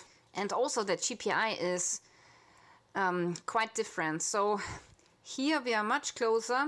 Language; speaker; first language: English; non-native, fluent; German